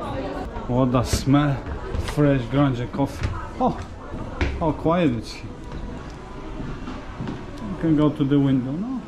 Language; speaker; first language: English; non-native, learner; Polish